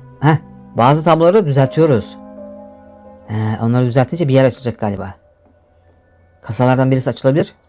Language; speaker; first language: Turkish; native; Turkish